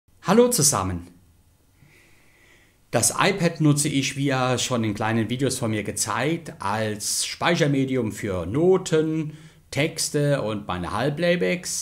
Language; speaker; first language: German; native; German